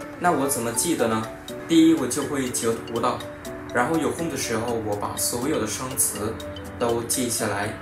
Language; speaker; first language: Chinese; non-native, fluent; Vietnamese